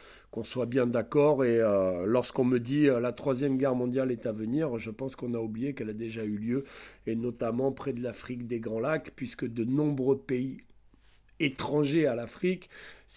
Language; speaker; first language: French; native; French